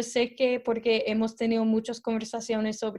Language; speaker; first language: Spanish; non-native, fluent; English